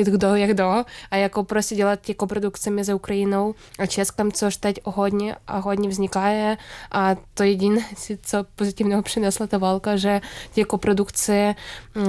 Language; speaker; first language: Czech; non-native, learner; Ukrainian